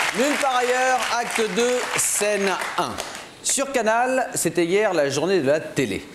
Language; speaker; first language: French; native; French